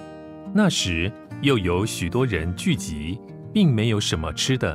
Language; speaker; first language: Chinese; native; Chinese